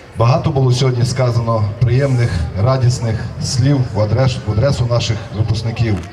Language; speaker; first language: Ukrainian; native; Ukrainian